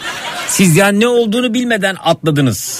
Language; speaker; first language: Turkish; native; Turkish